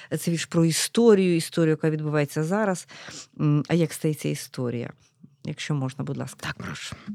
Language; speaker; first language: Ukrainian; native; Ukrainian